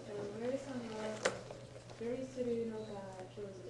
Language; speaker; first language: Japanese; non-native, learner; English